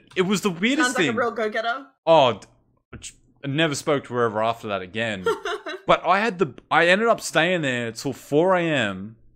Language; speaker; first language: English; native; English